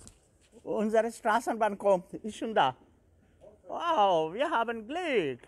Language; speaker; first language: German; non-native, learner; Bangla